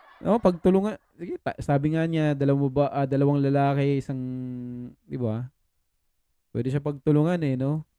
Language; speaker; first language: Filipino; native; Filipino